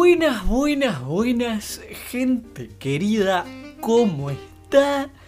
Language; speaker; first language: Spanish; native; Spanish